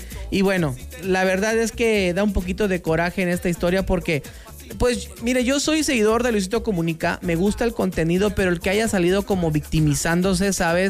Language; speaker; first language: Spanish; native; Spanish